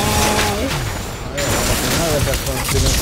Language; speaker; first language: Swedish; native; Swedish